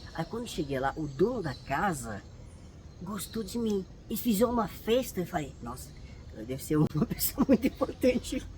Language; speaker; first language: Portuguese; non-native, fluent; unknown